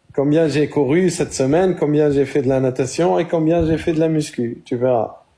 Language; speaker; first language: French; non-native, local second language; Arabic